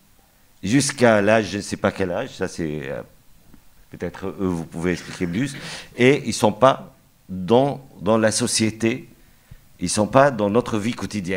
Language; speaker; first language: French; non-native, fluent; Arabic